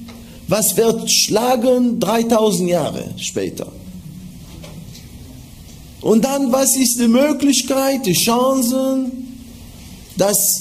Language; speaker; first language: German; non-native, fluent; Hebrew